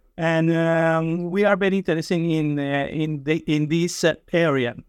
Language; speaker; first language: English; non-native, fluent; Spanish